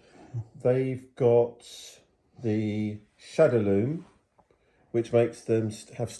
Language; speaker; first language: English; native; English